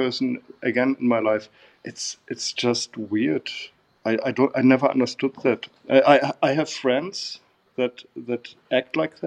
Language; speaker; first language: English; non-native, fluent; German